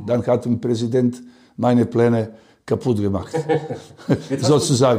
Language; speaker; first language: German; non-native, learner; Serbian